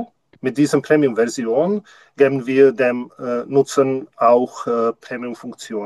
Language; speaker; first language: German; non-native, learner; Czech